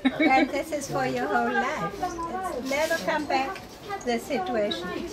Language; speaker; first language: English; non-native, learner; German